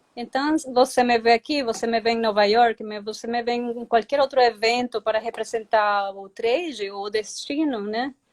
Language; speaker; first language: Portuguese; non-native, fluent; Spanish